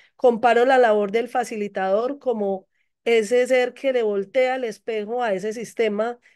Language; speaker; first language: Spanish; native; Spanish